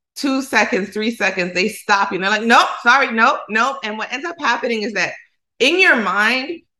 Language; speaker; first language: English; non-native, fluent; Spanish